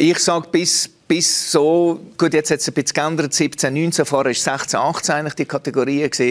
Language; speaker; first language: German; native; German